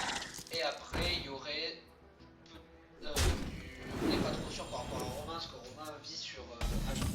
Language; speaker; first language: French; native; French